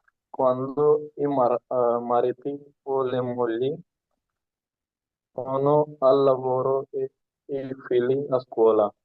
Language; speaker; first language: Italian; non-native, learner; Hindi